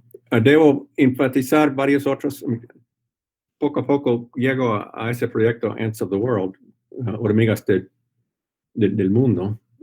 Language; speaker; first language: Spanish; non-native, fluent; English